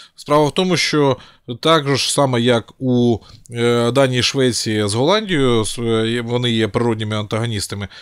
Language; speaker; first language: Ukrainian; non-native, local second language; Russian